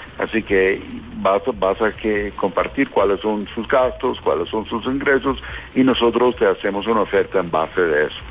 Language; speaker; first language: Spanish; non-native, fluent; English